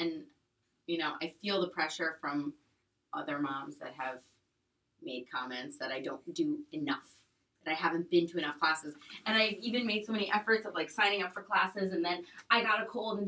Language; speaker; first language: English; native; English